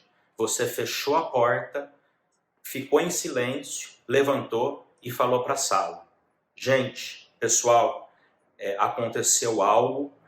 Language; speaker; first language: Portuguese; native; Portuguese